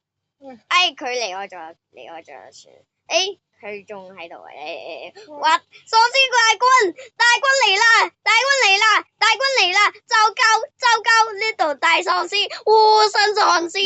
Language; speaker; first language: Chinese; native; Chinese